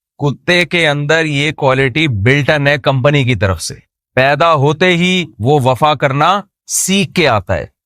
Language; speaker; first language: Urdu; native; Urdu